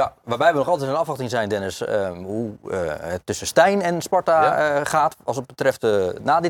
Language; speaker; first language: Dutch; native; Dutch